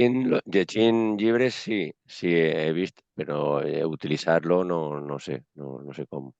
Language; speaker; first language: Catalan; non-native, local second language; Spanish